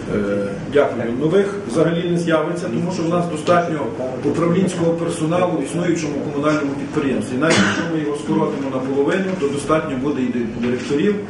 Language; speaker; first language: Ukrainian; native; Ukrainian